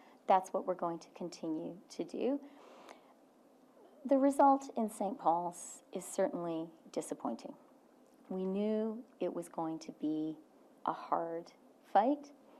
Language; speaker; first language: English; native; English